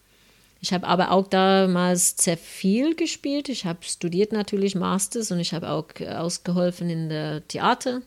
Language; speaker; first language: German; non-native, fluent; English